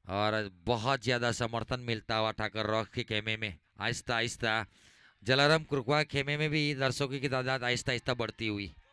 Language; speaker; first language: Hindi; non-native, local second language; Gujarati